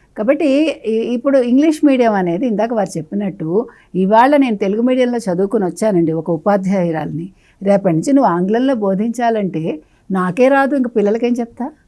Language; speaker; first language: Telugu; native; Telugu